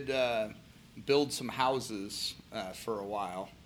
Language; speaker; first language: English; native; English